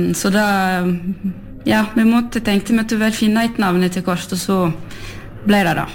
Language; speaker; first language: Norwegian; early bilingual, heritage; French